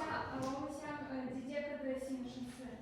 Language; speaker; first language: Chinese; non-native, learner; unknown